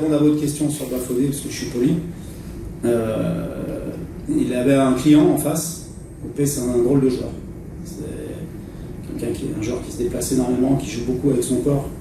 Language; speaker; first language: French; native; French